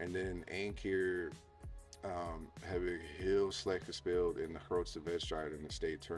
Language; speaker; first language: Dutch; non-native, fluent; English